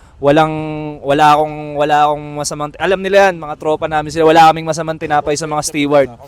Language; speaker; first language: Filipino; native; Filipino